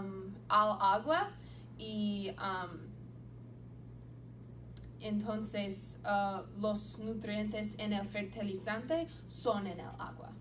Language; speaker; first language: Spanish; non-native, learner; English